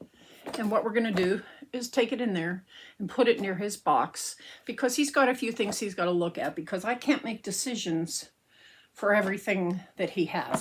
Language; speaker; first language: English; native; English